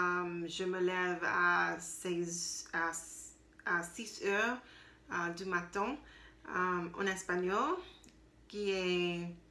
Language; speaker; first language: French; non-native, learner; English